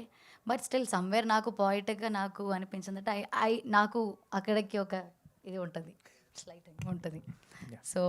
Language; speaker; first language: Telugu; non-native, fluent; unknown